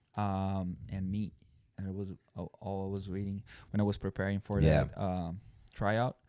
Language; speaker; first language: English; non-native, fluent; Portuguese